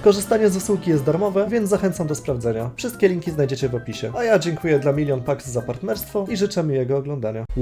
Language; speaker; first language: Polish; native; Polish